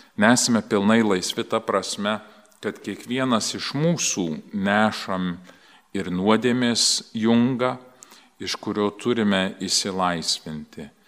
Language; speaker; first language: Lithuanian; early bilingual, heritage; Lithuanian